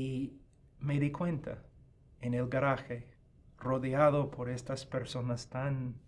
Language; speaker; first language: Spanish; non-native, fluent; English